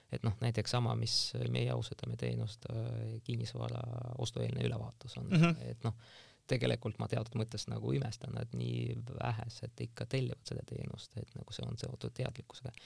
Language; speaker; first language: Estonian; non-native, local second language; Russian